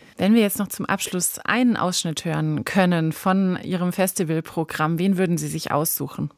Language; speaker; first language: German; native; German